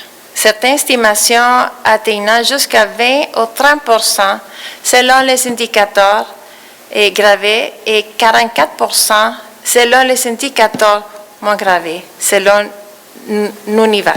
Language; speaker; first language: French; non-native, fluent; Spanish